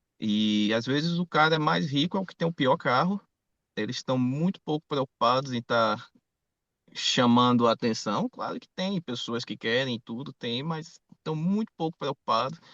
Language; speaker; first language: Portuguese; native; Portuguese